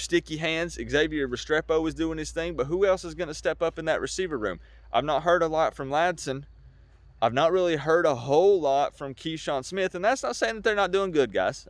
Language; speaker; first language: English; native; English